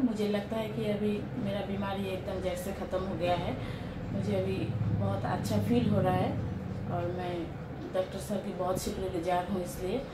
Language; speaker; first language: Hindi; non-native, local second language; Assamese